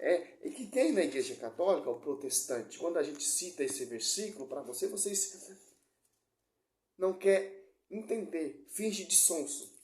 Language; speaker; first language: Portuguese; native; Portuguese